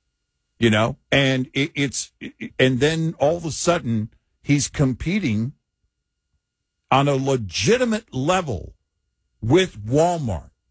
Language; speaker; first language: English; native; English